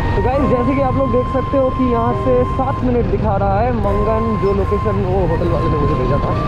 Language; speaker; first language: Hindi; non-native, local second language; Bangla